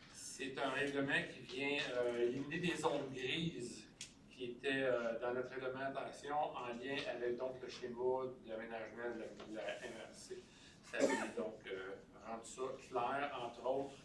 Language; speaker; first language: French; native; French